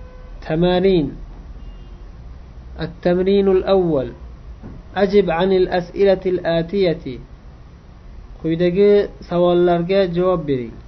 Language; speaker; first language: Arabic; non-native, fluent; Uzbek